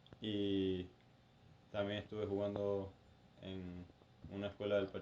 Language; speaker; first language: Spanish; native; Spanish